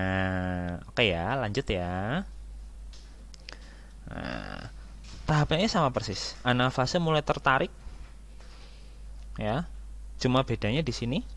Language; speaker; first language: Indonesian; native; Indonesian